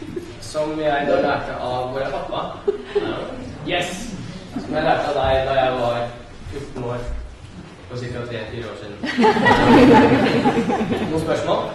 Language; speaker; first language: Norwegian; early bilingual, other home language; Russian